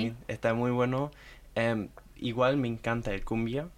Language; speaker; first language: Spanish; non-native, fluent; German